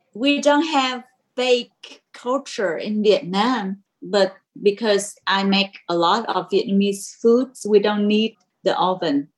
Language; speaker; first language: English; non-native, learner; Vietnamese